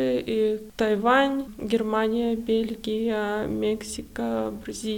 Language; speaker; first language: Polish; non-native, learner; Russian